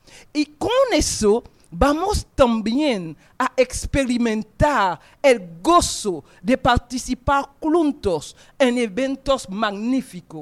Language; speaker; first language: Spanish; non-native, fluent; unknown